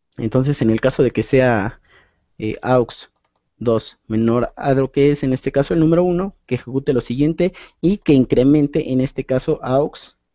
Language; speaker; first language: Spanish; native; Spanish